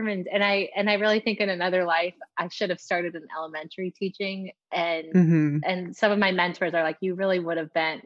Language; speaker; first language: English; native; English